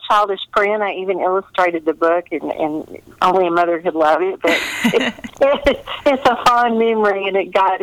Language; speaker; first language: English; native; English